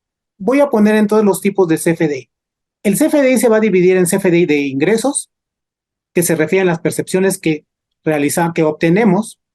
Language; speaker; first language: Spanish; native; Spanish